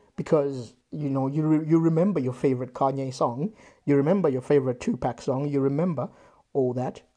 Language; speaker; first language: English; non-native, local second language; Shona